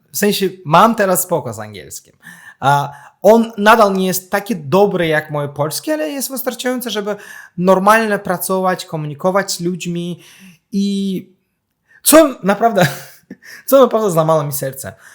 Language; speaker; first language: Polish; non-native, fluent; Azerbaijani